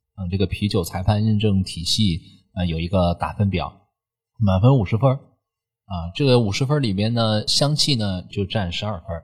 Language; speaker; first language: Chinese; native; Chinese